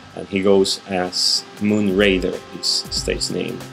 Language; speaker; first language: English; non-native, fluent; Spanish